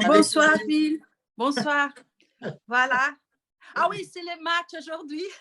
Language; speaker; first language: French; non-native, learner; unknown